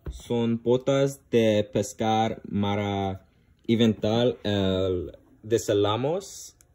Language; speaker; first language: Spanish; non-native, learner; English